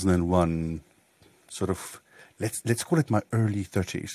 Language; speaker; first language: English; native; English